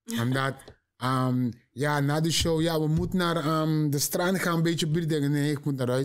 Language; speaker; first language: Dutch; non-native, learner; Papiamento